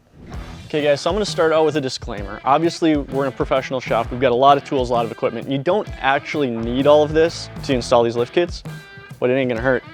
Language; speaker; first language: English; native; English